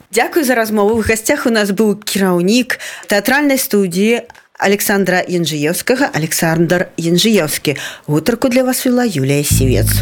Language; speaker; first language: Belarusian; native; Belarusian